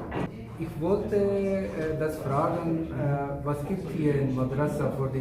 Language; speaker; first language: German; non-native, learner; Urdu